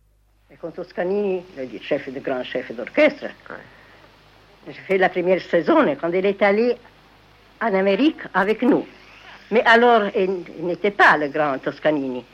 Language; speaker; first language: French; non-native, fluent; Italian